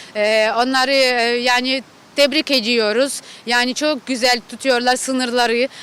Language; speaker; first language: Turkish; non-native, learner; Ukrainian